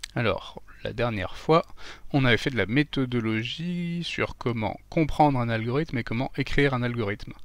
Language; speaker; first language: French; native; French